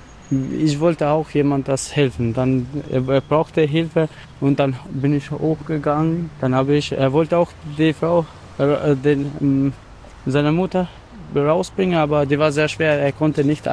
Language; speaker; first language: German; non-native, learner; Albanian